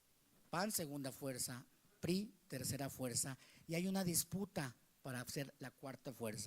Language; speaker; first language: Spanish; native; Spanish